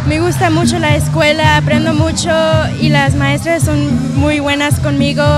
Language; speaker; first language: Spanish; early bilingual, heritage; Spanish